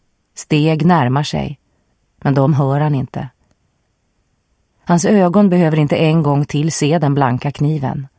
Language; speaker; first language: Swedish; native; Swedish